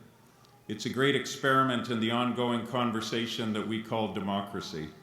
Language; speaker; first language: English; native; English